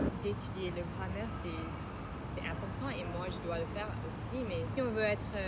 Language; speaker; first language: French; non-native, fluent; English